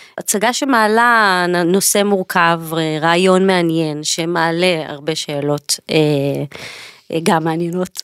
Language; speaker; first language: Hebrew; native; Hebrew